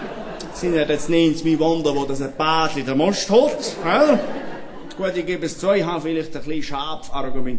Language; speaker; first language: German; native; German